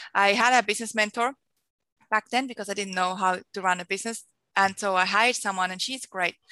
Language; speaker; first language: English; non-native, fluent; Swiss German